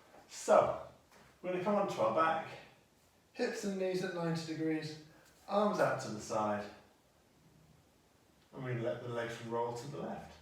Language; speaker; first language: English; native; English